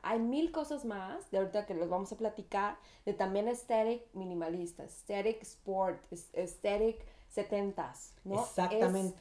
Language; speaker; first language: Spanish; native; Spanish